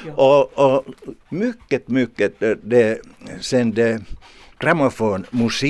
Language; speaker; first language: Swedish; non-native, local second language; Finnish